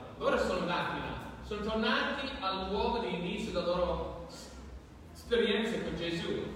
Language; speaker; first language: Italian; non-native, fluent; English